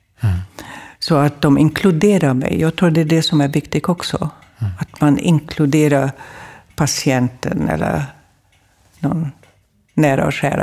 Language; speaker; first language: Swedish; non-native, fluent; German